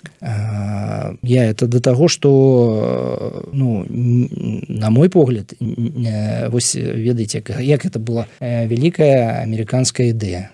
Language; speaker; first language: Belarusian; non-native, local second language; Russian